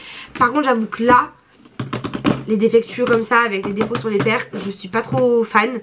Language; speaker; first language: French; native; French